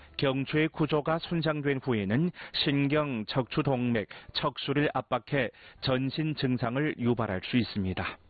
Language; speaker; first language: Korean; native; Korean